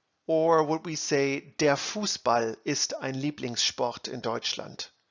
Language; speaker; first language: German; non-native, fluent; English